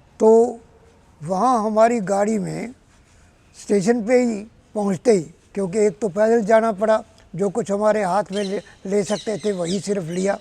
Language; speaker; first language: Urdu; non-native, local second language; Punjabi